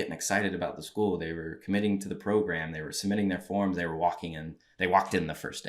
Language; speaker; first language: English; native; English